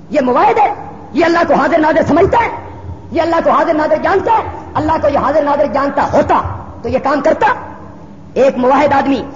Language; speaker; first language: Urdu; non-native, local second language; Punjabi